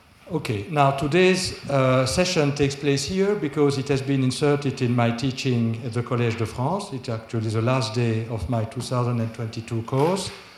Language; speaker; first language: English; non-native, fluent; French